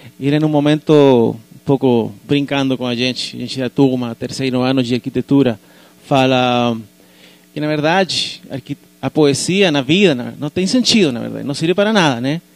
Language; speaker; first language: Portuguese; non-native, fluent; Spanish